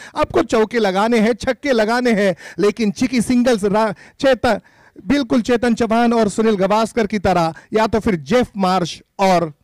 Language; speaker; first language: Hindi; non-native, local second language; Marathi